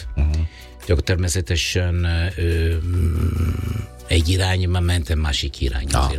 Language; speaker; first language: Hungarian; non-native, fluent; Italian